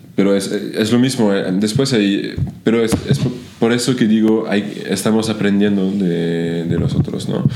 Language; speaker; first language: Spanish; non-native, fluent; French